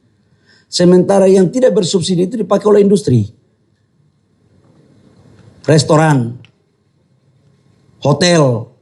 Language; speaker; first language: Indonesian; native; Indonesian